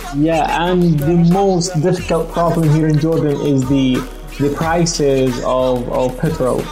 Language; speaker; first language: English; non-native, fluent; Arabic